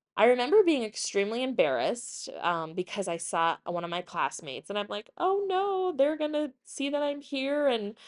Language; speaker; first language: English; native; English